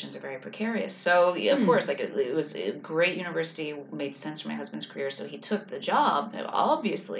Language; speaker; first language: English; native; English